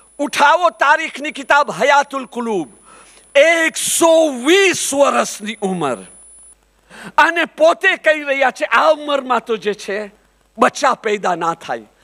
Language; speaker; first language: Gujarati; early bilingual, heritage; Gujarati